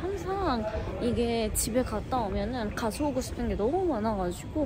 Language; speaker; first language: Korean; native; Korean